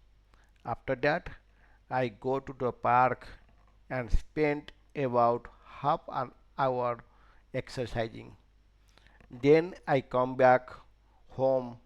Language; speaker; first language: English; non-native, fluent; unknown